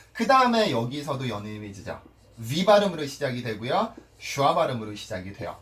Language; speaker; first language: Korean; native; Korean